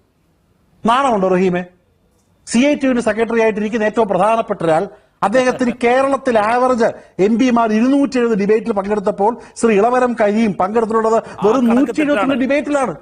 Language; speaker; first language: Malayalam; native; Malayalam